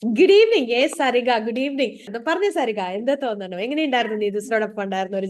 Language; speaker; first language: Malayalam; native; Malayalam